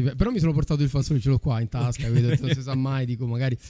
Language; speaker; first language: Italian; native; Italian